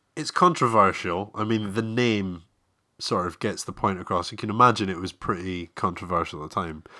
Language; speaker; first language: English; native; English